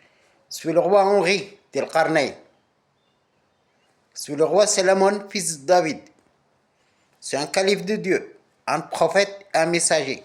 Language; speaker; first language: French; non-native, local second language; Arabic